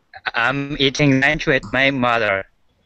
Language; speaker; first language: English; non-native, learner; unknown